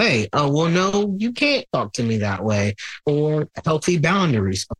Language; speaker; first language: English; native; English